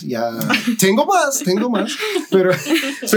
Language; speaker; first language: Spanish; non-native, fluent; English